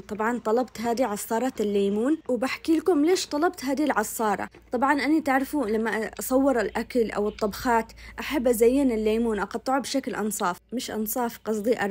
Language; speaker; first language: Arabic; native; Arabic